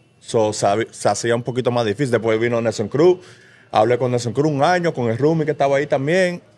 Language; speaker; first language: Spanish; early bilingual, heritage; Spanish